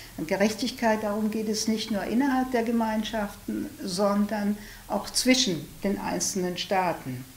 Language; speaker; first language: German; native; German